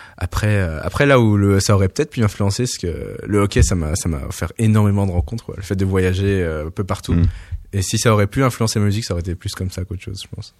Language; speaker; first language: French; early bilingual, other home language; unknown